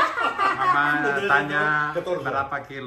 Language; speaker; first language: Indonesian; non-native, learner; Catalan